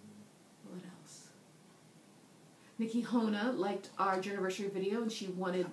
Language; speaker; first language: English; native; English